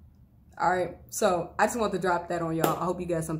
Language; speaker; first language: English; native; English